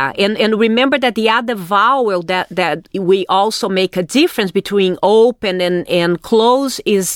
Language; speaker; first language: English; non-native, fluent; Portuguese